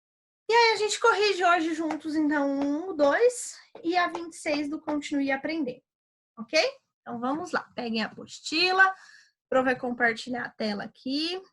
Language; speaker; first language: Portuguese; native; Portuguese